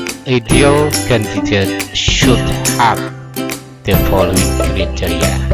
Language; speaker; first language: English; non-native, fluent; Indonesian